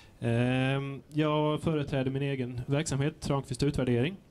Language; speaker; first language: Swedish; native; Swedish